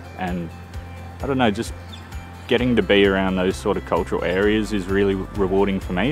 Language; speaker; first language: English; native; English